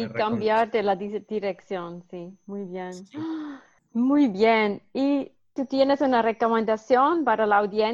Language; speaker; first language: Spanish; non-native, learner; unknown